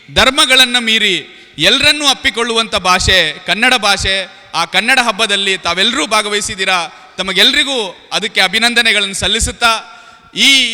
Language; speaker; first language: Kannada; non-native, local second language; Urdu